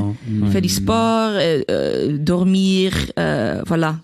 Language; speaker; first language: French; non-native, learner; Dutch